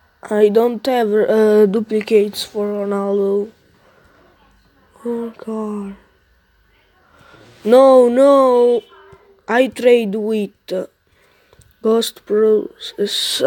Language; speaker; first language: English; non-native, learner; Italian